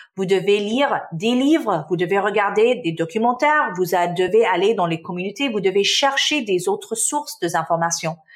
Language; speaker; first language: French; early bilingual, other home language; Arabic